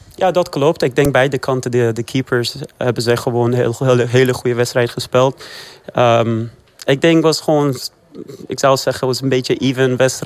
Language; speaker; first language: Dutch; early bilingual, other home language; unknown